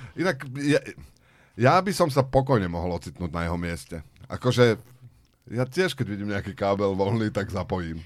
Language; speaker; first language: Slovak; native; Slovak